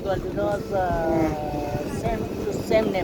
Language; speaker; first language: English; non-native, learner; Nepali